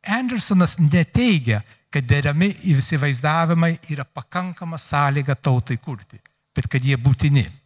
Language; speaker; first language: Lithuanian; early bilingual, heritage; Lithuanian